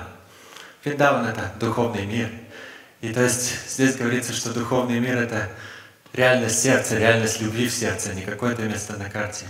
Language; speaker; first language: Russian; native; Russian